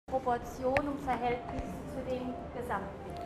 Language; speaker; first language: German; native; German